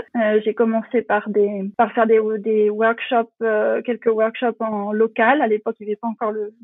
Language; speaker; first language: French; native; French